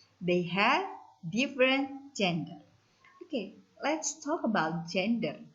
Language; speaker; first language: English; non-native, learner; Indonesian